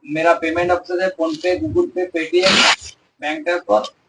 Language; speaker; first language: Hindi; non-native, local second language; Bangla